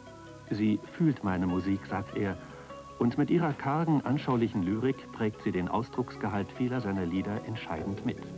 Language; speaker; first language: German; native; German